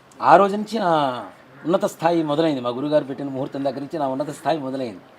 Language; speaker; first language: Telugu; native; Telugu